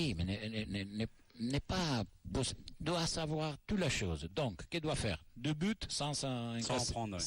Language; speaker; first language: French; non-native, learner; Italian